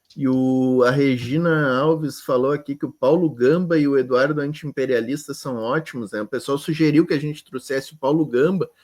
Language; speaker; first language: Portuguese; native; Portuguese